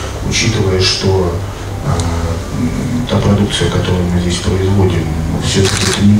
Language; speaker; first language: Russian; native; Russian